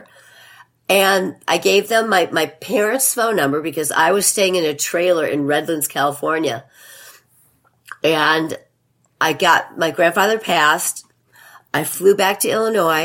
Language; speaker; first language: English; native; English